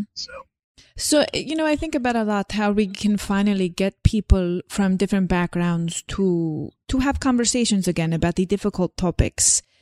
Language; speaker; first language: English; non-native, fluent; Slovenian